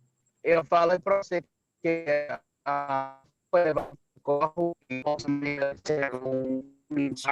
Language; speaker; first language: Portuguese; non-native, fluent; English